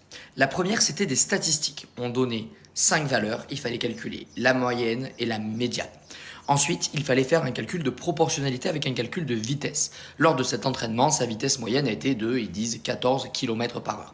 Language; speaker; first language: French; native; French